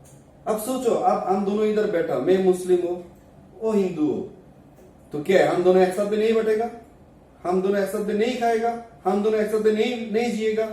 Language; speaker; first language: Hindi; non-native, learner; Bangla